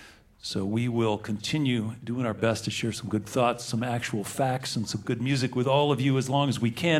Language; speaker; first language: English; native; English